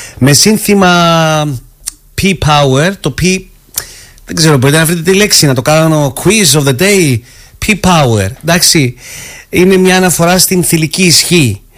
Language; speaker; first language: Greek; early bilingual, heritage; Greek